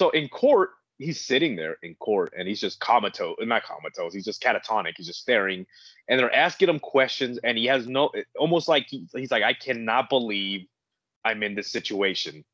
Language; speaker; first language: English; native; English